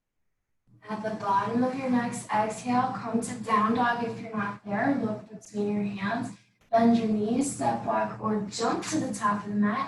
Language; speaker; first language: English; native; English